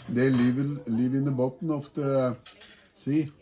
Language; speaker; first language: English; non-native, fluent; Norwegian